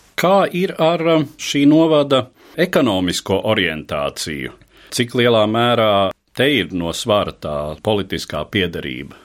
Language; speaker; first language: Latvian; native; Latvian